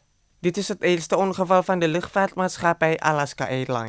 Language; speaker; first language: Dutch; non-native, fluent; Indonesian